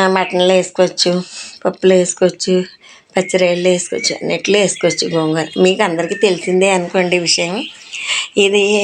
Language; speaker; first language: Telugu; non-native, local second language; Urdu